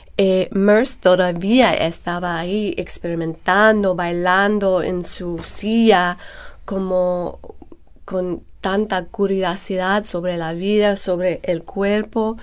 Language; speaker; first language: Spanish; non-native, fluent; English